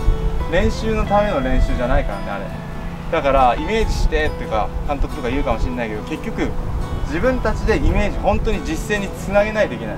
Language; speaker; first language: Japanese; native; Japanese